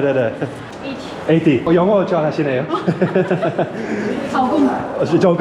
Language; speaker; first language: Korean; non-native, learner; Dutch